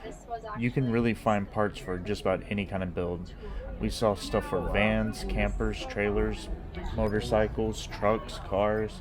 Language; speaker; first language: English; native; English